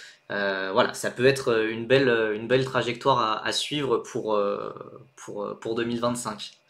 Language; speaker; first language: French; native; French